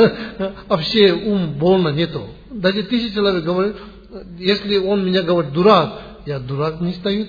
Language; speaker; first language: Russian; non-native, learner; Tibetan